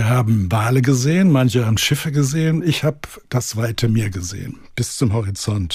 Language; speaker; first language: German; native; German